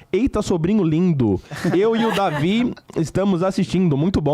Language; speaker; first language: Portuguese; native; Portuguese